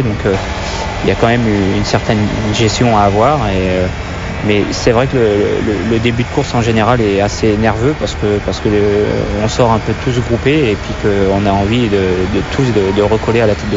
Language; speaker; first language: French; native; French